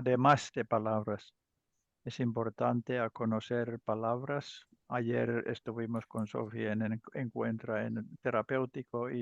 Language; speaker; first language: Spanish; non-native, learner; Finnish